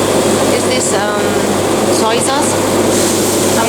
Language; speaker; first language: English; non-native, fluent; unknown